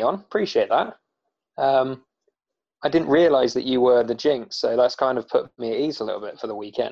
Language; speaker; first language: English; native; English